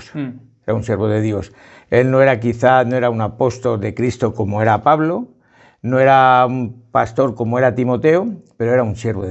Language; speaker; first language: Spanish; native; Spanish